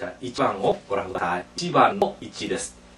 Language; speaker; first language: Japanese; non-native, fluent; Korean